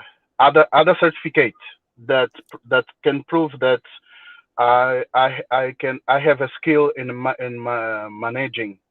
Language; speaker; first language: English; non-native, learner; Portuguese